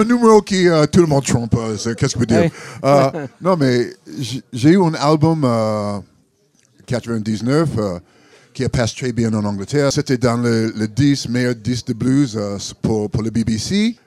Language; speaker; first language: French; non-native, learner; English